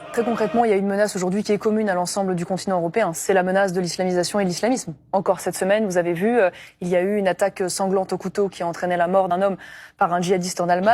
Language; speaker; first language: French; native; French